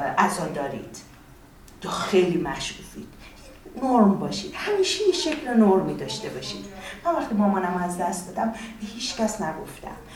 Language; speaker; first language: Persian; native; Persian